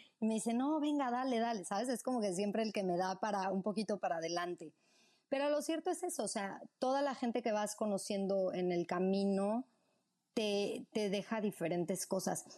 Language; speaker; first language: Spanish; native; Spanish